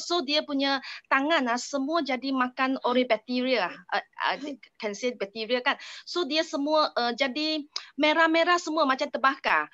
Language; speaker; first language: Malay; non-native, local second language; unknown